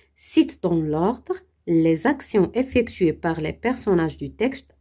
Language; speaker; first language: French; non-native, local second language; Arabic